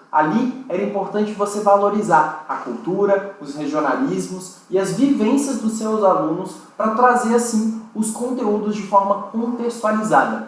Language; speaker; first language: Portuguese; native; Portuguese